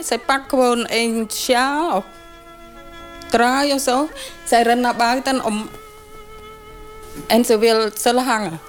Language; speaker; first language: Dutch; non-native, learner; Khmer